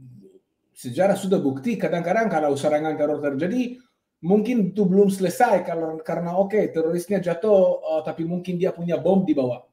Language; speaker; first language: Indonesian; non-native, fluent; Hebrew